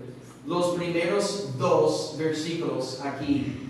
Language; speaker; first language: Spanish; non-native, fluent; English